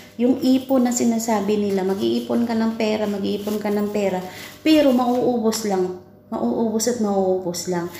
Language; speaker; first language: Filipino; non-native, local second language; Cebuano